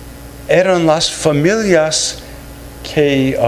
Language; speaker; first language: Spanish; non-native, fluent; English